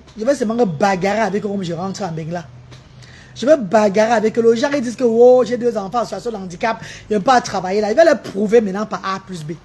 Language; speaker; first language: French; non-native, local second language; Lingala